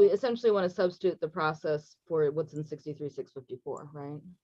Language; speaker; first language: English; native; English